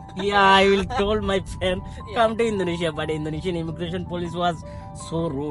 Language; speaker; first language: English; non-native, learner; Bangla